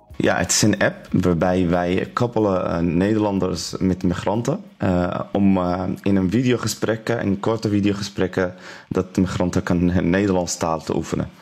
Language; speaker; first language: Dutch; non-native, learner; Arabic